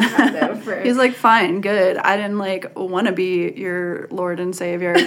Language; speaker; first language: English; native; English